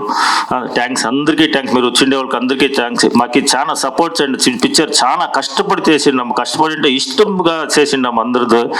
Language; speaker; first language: Telugu; non-native, local second language; Kannada